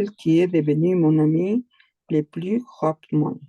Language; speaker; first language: French; non-native, learner; Spanish